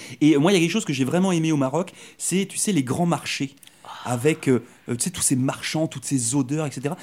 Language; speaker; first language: French; native; French